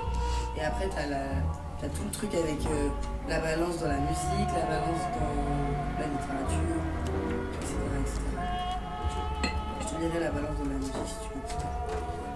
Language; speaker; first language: French; native; French